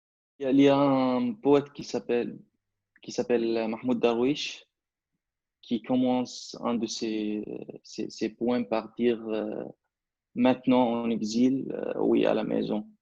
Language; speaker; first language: French; non-native, fluent; Arabic